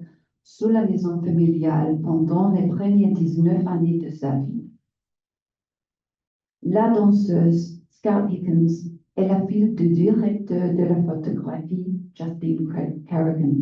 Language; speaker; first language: French; non-native, learner; English